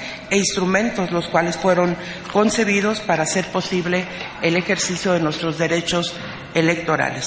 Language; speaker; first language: Spanish; native; Spanish